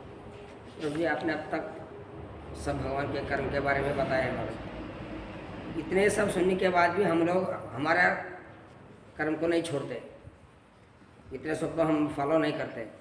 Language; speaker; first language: Hindi; non-native, local second language; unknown